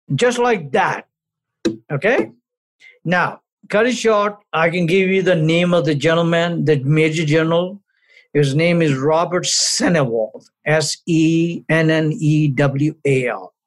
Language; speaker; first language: English; non-native, local second language; Punjabi